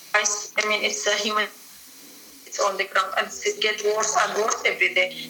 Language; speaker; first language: English; non-native, fluent; Arabic